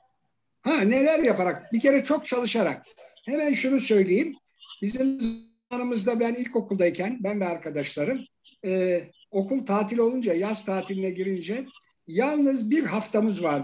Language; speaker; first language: Turkish; native; Turkish